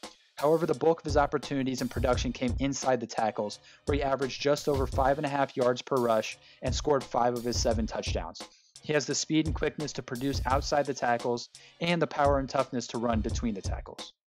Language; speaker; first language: English; native; English